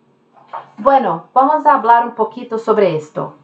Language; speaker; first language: Spanish; non-native, fluent; Norwegian